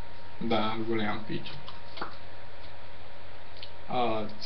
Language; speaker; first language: Bulgarian; native; Bulgarian